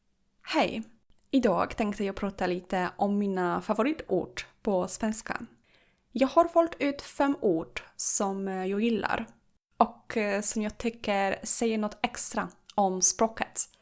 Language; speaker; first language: Swedish; non-native, fluent; Polish